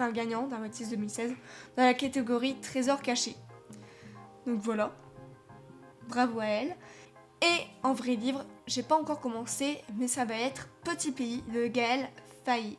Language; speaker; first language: French; native; French